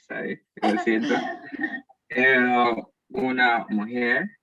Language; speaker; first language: Spanish; non-native, learner; English